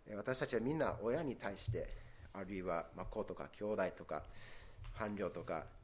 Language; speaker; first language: Japanese; non-native, fluent; English